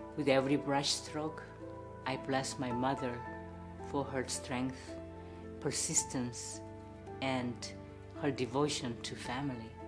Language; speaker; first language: English; non-native, fluent; Korean